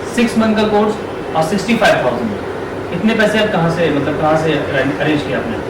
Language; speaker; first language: Hindi; native; Hindi